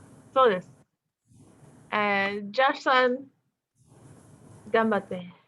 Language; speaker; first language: Japanese; non-native, fluent; English